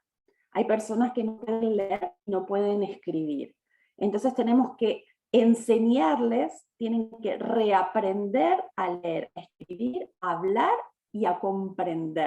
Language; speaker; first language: Spanish; native; Spanish